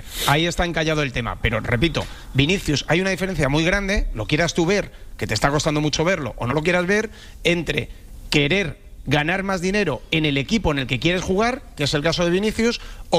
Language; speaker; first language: Spanish; native; Spanish